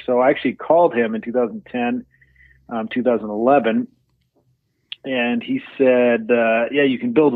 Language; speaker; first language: English; native; English